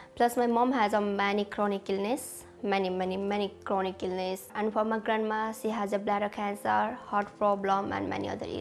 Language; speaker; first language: English; non-native, local second language; Nepali